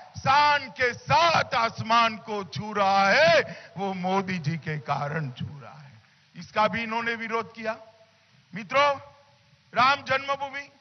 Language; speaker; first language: Hindi; non-native, local second language; Gujarati